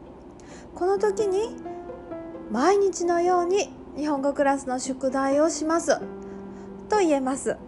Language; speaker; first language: Japanese; non-native, learner; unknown